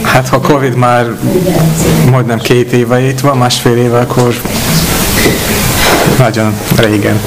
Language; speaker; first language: Hungarian; non-native, fluent; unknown